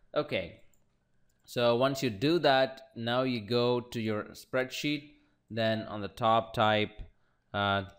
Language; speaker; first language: English; non-native, local second language; Malayalam